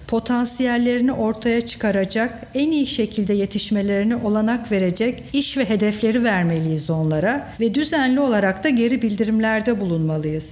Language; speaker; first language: Turkish; native; Turkish